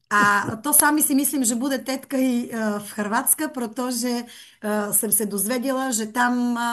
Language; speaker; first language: Czech; non-native, fluent; Bulgarian